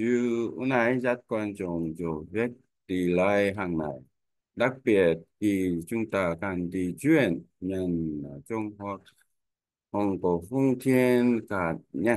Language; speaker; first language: Vietnamese; non-native, learner; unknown